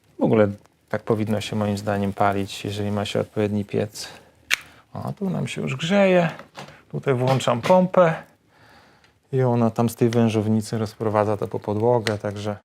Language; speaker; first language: Polish; native; Polish